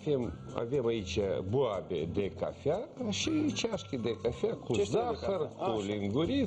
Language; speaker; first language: Romanian; non-native, learner; Russian